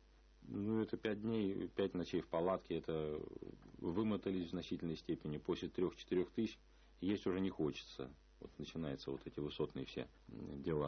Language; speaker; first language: Russian; native; Russian